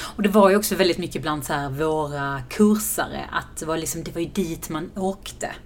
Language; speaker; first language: Swedish; native; Swedish